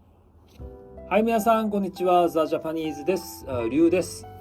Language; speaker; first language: Japanese; non-native, fluent; Korean